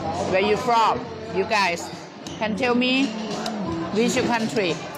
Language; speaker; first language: English; non-native, learner; Thai